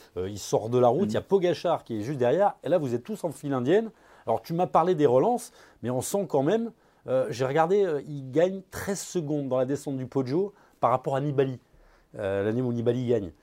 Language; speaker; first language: French; native; French